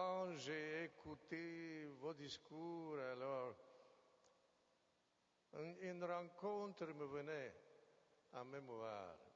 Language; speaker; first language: French; non-native, fluent; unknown